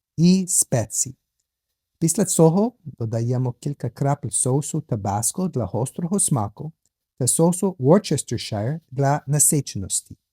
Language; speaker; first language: Ukrainian; non-native, learner; English